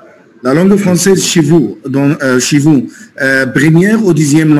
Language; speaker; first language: French; non-native, fluent; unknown